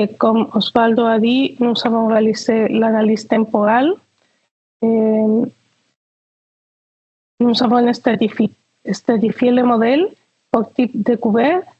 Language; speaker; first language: French; non-native, fluent; Spanish